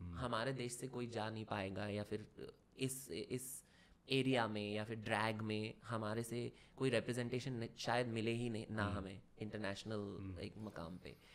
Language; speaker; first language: Hindi; non-native, local second language; Marathi